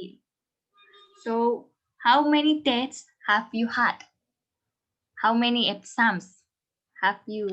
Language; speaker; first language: English; non-native, learner; Spanish